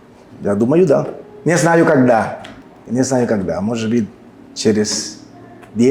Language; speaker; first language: Russian; non-native, learner; Spanish